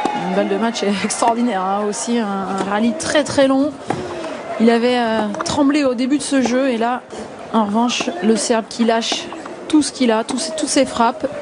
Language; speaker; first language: French; native; French